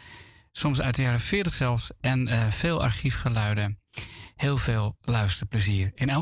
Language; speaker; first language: Dutch; native; Dutch